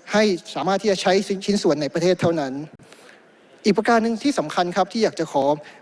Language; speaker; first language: Thai; native; Thai